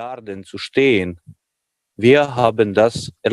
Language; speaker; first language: German; non-native, learner; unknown